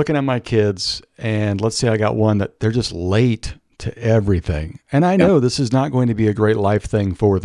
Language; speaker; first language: English; native; English